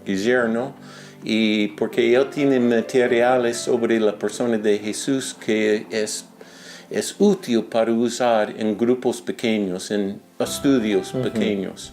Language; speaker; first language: Spanish; non-native, fluent; English